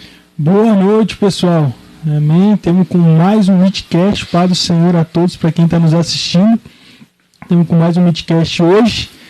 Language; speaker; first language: Portuguese; native; Portuguese